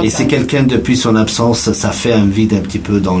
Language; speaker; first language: French; non-native, local second language; Kabyle